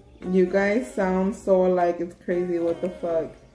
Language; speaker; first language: English; early bilingual, other home language; Spanish